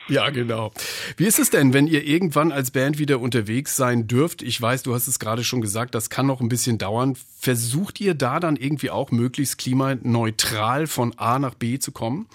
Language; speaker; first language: German; native; German